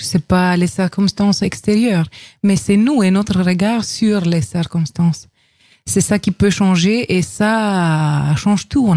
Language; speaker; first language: French; non-native, fluent; Romanian